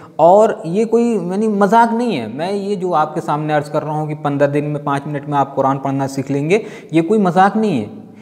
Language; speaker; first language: Urdu; native; Urdu